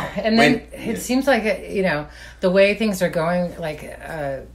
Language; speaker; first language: English; native; English